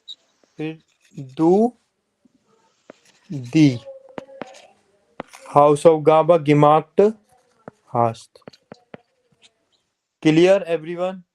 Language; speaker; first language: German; non-native, fluent; Hindi